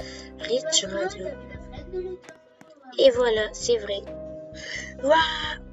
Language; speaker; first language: French; native; French